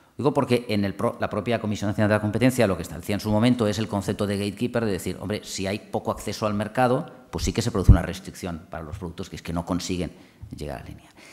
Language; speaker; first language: Spanish; non-native, local second language; Catalan